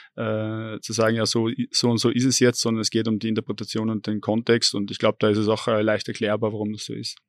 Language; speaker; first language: German; native; German